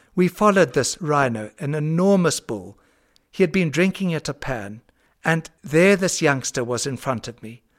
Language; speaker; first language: English; native; English